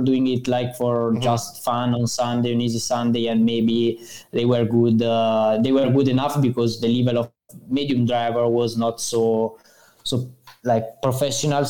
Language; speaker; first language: English; non-native, learner; Italian